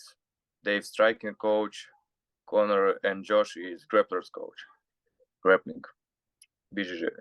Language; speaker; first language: English; non-native, learner; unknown